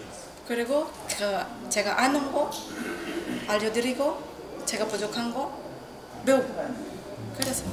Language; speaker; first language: Korean; non-native, learner; Filipino